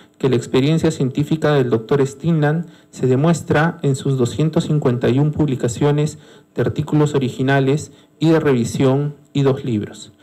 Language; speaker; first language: Spanish; native; Spanish